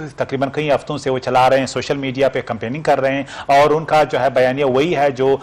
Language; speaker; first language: Urdu; non-native, local second language; Pashto